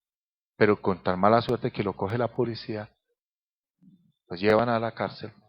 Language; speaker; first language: Spanish; native; Spanish